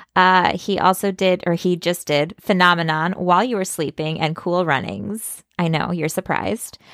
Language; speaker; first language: English; early bilingual, other home language; Norwegian